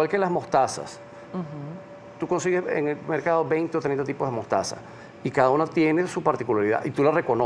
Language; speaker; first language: Spanish; native; Spanish